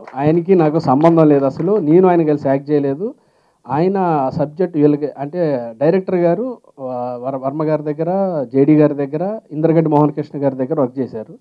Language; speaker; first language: Telugu; native; Telugu